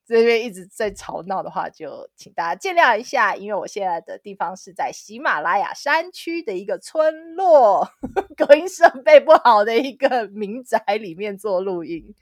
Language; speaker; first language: Chinese; native; Chinese